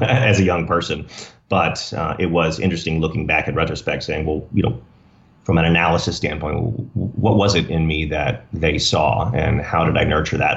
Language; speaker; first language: English; native; English